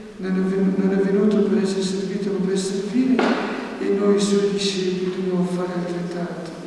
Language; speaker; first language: Italian; native; Italian